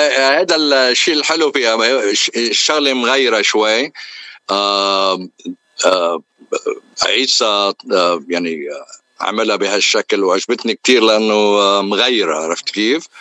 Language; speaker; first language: Arabic; native; Arabic